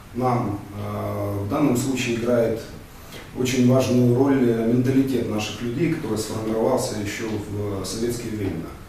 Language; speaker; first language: Russian; native; Russian